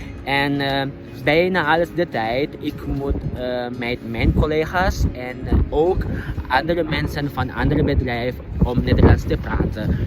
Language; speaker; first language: Dutch; non-native, learner; Indonesian